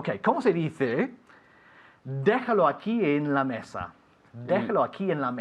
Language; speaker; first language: Spanish; non-native, fluent; English